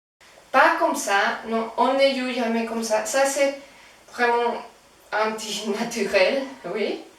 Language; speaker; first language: French; non-native, fluent; Spanish